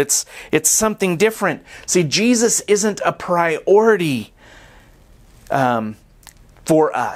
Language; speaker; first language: English; native; English